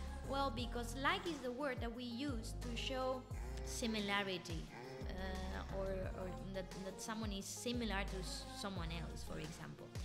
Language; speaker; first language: English; non-native, fluent; Spanish